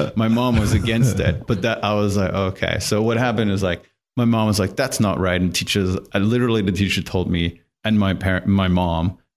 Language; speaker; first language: English; non-native, fluent; German